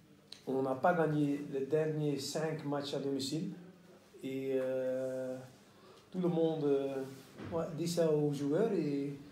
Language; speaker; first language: French; non-native, local second language; Dutch